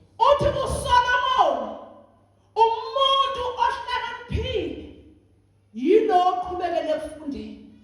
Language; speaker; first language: Zulu; native; Zulu